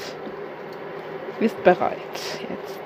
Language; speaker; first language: German; non-native, learner; Arabic